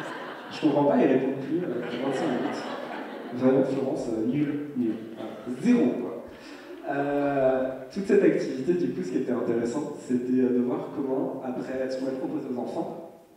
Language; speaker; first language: French; native; French